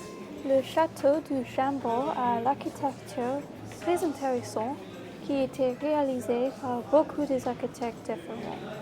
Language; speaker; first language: French; non-native, learner; English